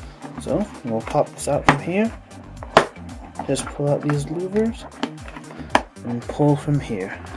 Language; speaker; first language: English; native; English